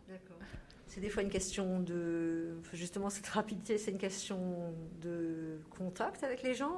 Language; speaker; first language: French; native; French